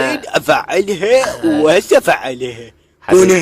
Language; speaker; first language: Arabic; native; Arabic